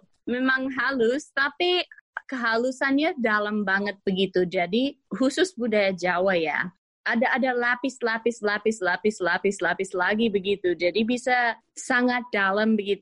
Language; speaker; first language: Indonesian; non-native, fluent; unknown